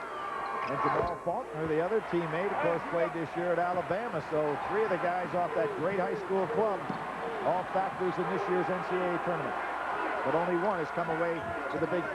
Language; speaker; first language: English; native; English